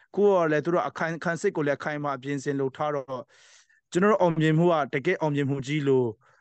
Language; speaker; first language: Burmese; non-native, local second language; Hakha Chin